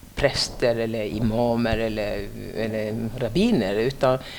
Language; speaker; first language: Swedish; non-native, fluent; French